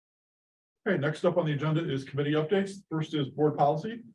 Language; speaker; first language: English; native; English